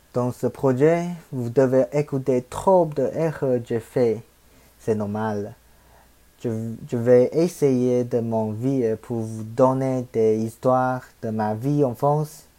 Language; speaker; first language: French; non-native, learner; Chinese